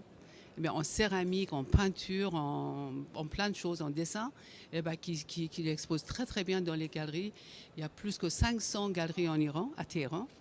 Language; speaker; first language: French; non-native, fluent; Persian